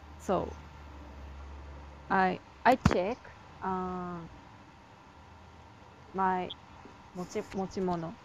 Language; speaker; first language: English; non-native, learner; Japanese